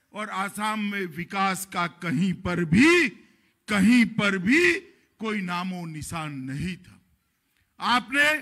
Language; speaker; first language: Hindi; non-native, local second language; Gujarati